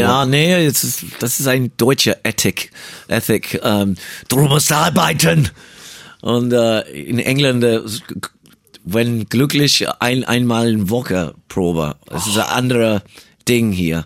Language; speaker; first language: German; non-native, learner; English